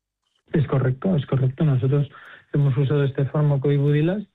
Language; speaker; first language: Spanish; native; Spanish